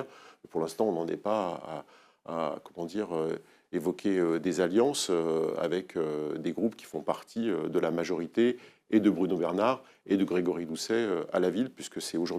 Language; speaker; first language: French; native; French